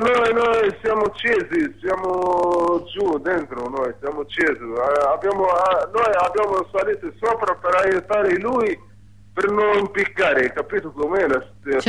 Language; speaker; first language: Italian; non-native, learner; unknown